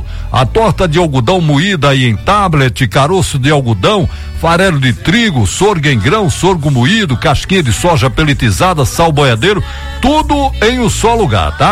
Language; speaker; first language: Portuguese; native; Portuguese